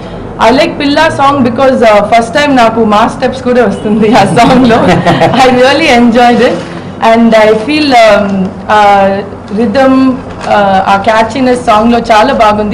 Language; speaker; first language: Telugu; non-native, local second language; Tamil